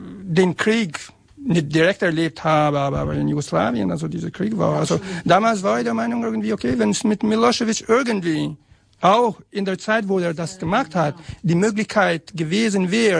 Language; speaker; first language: German; non-native, fluent; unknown